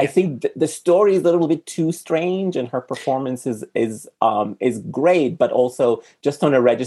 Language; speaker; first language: English; non-native, fluent; Arabic